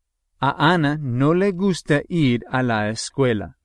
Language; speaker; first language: Spanish; non-native, fluent; English